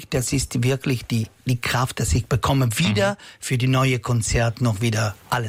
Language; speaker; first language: German; non-native, local second language; Italian